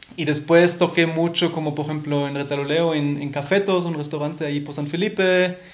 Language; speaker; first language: Spanish; non-native, fluent; German